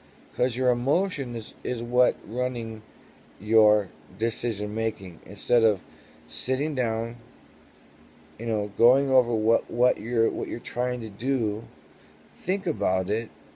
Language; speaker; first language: English; native; English